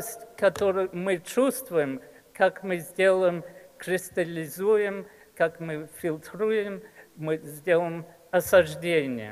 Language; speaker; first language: Russian; early bilingual, heritage; English